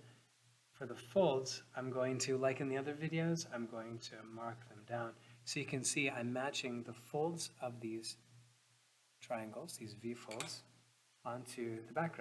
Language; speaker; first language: English; native; English